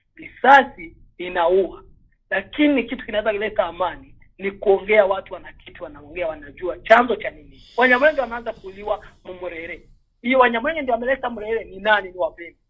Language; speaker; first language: Swahili; non-native, local second language; Kinyarwanda